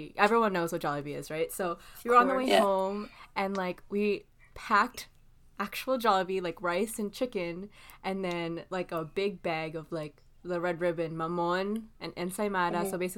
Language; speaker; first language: English; non-native, local second language; Filipino